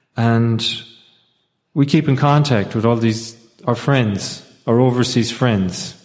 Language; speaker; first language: English; native; English